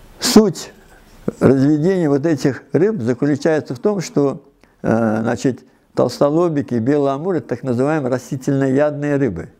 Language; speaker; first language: Russian; non-native, local second language; Uzbek